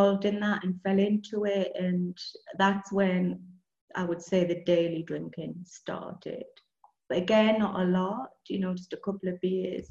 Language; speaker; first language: English; native; English